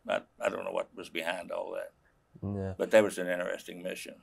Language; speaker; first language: English; native; English